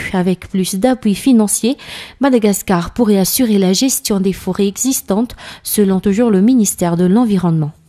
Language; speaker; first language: French; non-native, local second language; Malagasy